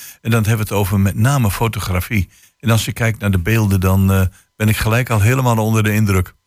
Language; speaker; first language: Dutch; native; Dutch